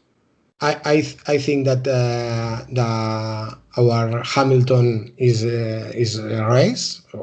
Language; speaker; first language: English; non-native, learner; Spanish